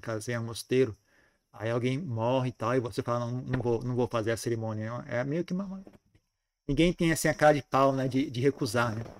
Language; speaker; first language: Portuguese; native; Portuguese